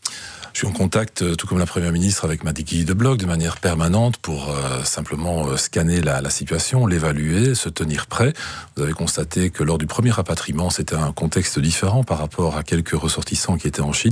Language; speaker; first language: French; native; French